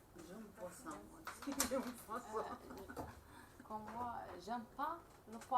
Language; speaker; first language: French; non-native, learner; Arabic